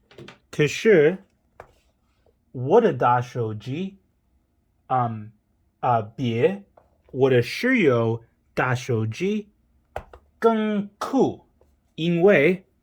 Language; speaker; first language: Chinese; non-native, learner; English